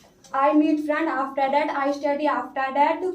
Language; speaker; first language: English; non-native, learner; Hindi